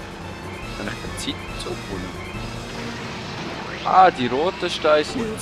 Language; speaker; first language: German; native; German